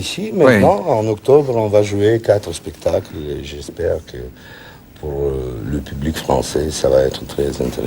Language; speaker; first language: French; non-native, learner; Russian